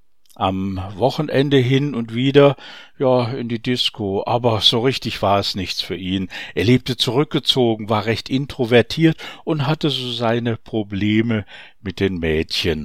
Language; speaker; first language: German; native; German